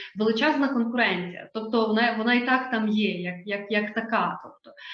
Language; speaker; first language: Ukrainian; native; Ukrainian